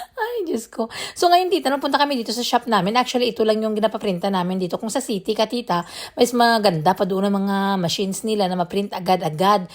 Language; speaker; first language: Filipino; non-native, local second language; Cebuano